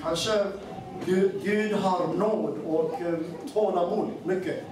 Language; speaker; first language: Swedish; non-native, fluent; Amharic